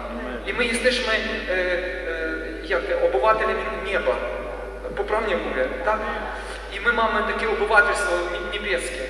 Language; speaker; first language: Polish; non-native, learner; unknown